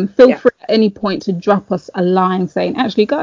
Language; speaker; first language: English; native; English